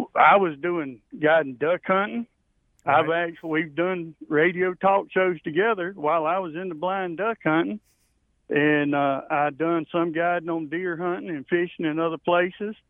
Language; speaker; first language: English; native; English